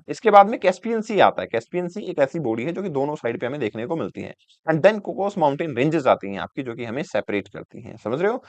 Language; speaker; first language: Hindi; native; Hindi